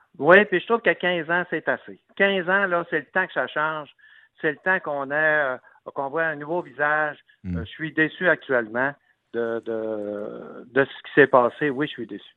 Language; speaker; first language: French; native; French